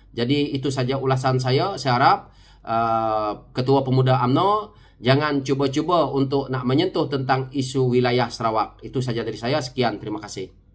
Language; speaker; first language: Malay; non-native, local second language; Iban